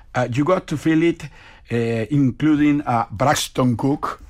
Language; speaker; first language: English; non-native, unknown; Spanish